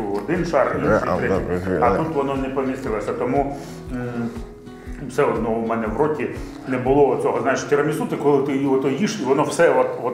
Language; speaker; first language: Ukrainian; native; Ukrainian